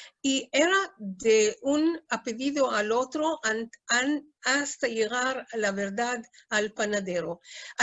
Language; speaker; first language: Spanish; non-native, fluent; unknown